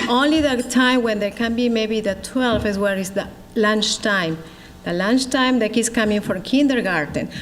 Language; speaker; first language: English; non-native, learner; Spanish